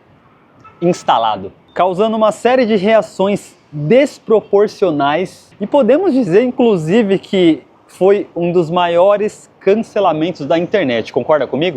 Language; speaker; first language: Portuguese; native; Portuguese